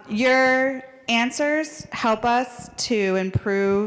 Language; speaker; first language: English; native; English